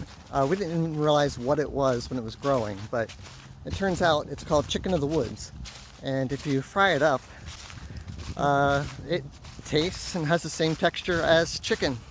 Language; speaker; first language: English; native; English